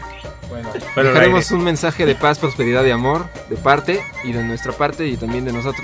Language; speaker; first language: Spanish; native; Spanish